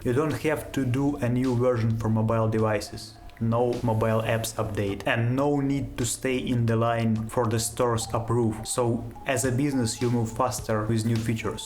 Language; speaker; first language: English; non-native, fluent; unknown